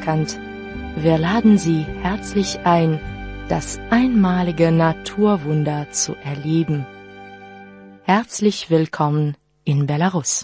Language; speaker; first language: German; non-native, fluent; Russian